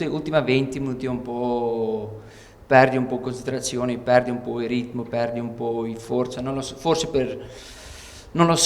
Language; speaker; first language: Italian; non-native, learner; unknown